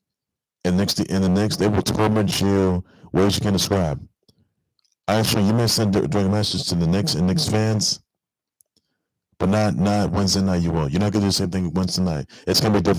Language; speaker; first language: English; native; English